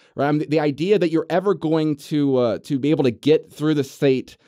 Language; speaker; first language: English; native; English